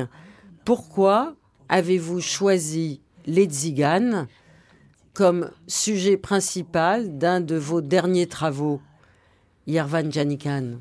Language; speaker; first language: French; native; French